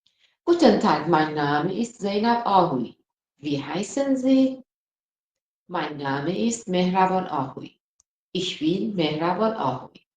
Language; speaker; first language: German; non-native, fluent; Persian